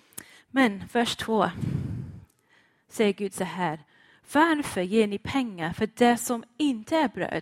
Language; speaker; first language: Swedish; non-native, fluent; English